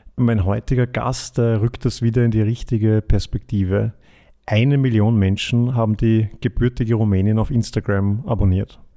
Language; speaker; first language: German; native; German